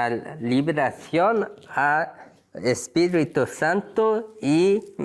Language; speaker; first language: Spanish; non-native, learner; Korean